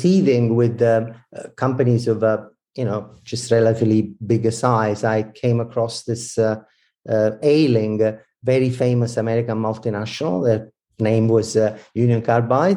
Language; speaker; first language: English; non-native, fluent; Italian